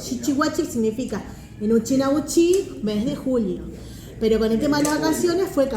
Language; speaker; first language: Spanish; native; Spanish